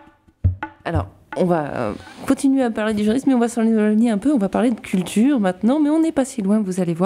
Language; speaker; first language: French; native; French